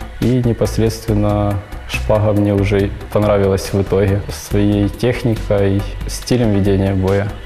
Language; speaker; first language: Russian; non-native, local second language; Ukrainian